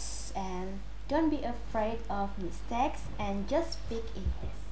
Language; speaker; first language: English; non-native, local second language; Indonesian